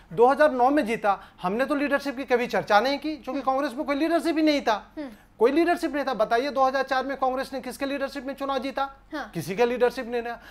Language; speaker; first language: Hindi; native; Hindi